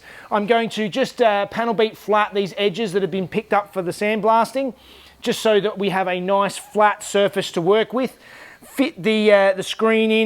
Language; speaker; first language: English; native; English